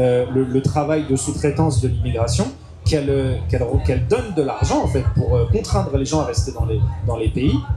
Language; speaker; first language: French; native; French